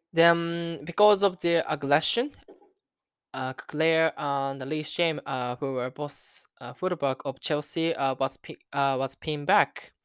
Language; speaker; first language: English; non-native, learner; Japanese